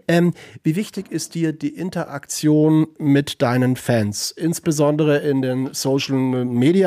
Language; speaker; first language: German; native; German